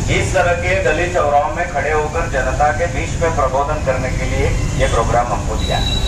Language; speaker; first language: Hindi; non-native, local second language; Marathi